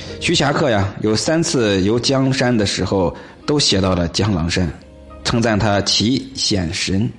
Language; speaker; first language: Chinese; native; Chinese